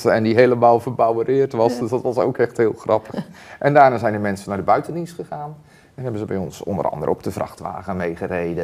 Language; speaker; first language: Dutch; native; Dutch